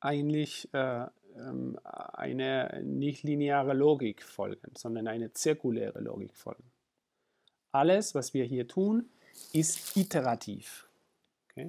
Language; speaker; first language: German; non-native, fluent; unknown